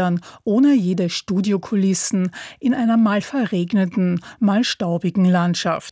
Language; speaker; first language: German; native; German